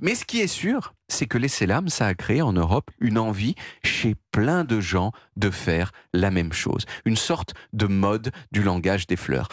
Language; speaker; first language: French; native; French